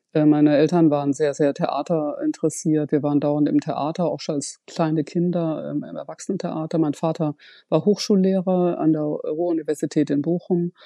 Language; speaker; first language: German; native; German